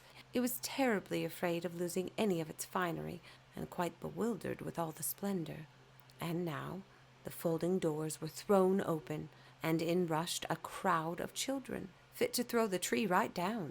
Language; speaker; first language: English; native; English